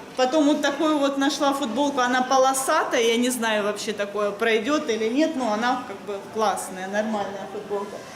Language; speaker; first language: Russian; native; Russian